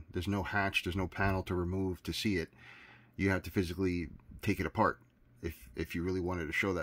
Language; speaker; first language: English; native; English